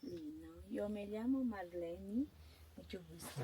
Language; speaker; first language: Spanish; non-native, local second language; Aymara